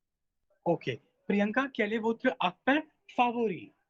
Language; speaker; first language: French; non-native, fluent; Hindi